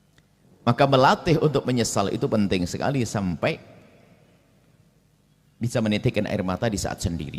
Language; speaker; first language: Indonesian; native; Indonesian